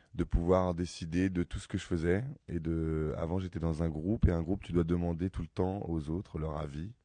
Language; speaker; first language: French; native; French